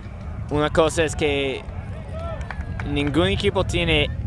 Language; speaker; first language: Spanish; non-native, learner; English